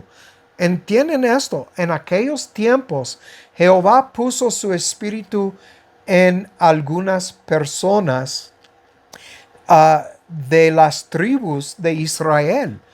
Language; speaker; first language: Spanish; non-native, fluent; English